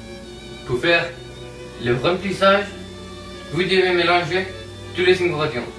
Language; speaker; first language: French; non-native, learner; Spanish